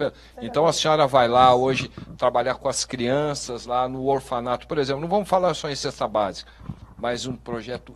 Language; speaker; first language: Portuguese; native; Portuguese